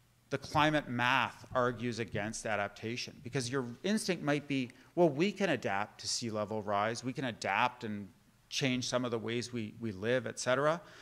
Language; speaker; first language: English; native; English